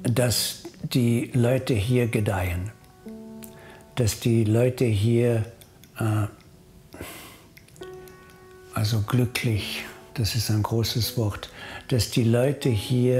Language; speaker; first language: German; non-native, fluent; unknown